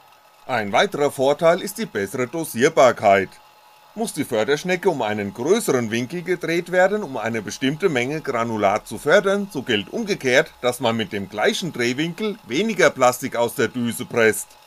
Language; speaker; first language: German; native; German